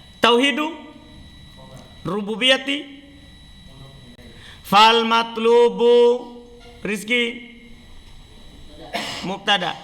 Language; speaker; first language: Arabic; non-native, fluent; Indonesian